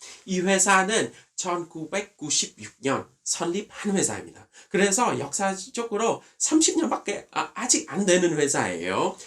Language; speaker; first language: Korean; non-native, fluent; Vietnamese